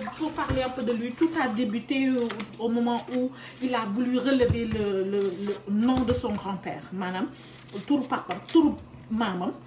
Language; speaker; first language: French; non-native, local second language; Wolof